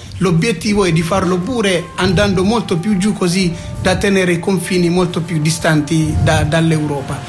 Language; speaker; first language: Italian; non-native, fluent; Tigrinya